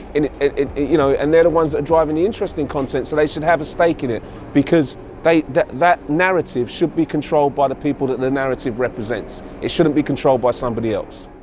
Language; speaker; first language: English; native; English